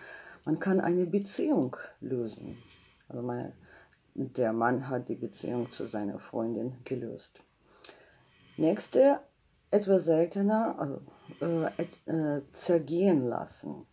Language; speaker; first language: German; non-native, fluent; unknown